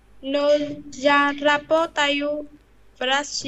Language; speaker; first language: Russian; non-native, learner; Vietnamese